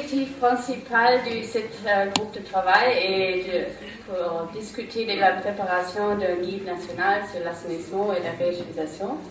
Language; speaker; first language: French; non-native, learner; German